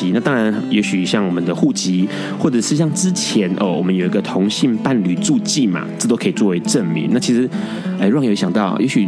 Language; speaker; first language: Chinese; native; Chinese